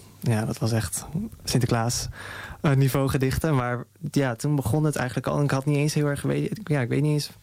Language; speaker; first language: Dutch; native; Dutch